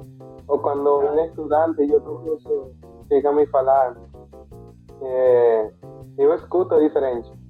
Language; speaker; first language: Portuguese; non-native, fluent; Spanish